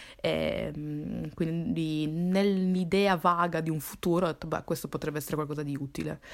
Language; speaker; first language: Italian; early bilingual, other home language; Somali